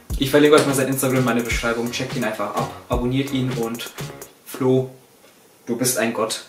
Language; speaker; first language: German; early bilingual, other home language; Turkish